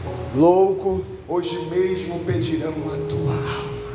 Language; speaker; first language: Portuguese; native; Portuguese